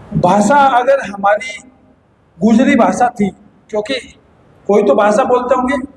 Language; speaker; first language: Hindi; native; Hindi